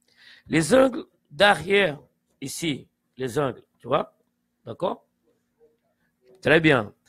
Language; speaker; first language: French; non-native, fluent; Portuguese